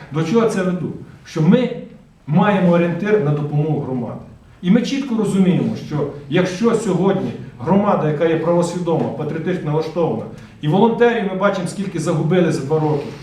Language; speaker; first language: Ukrainian; native; Ukrainian